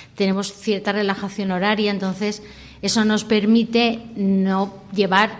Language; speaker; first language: Spanish; non-native, local second language; Catalan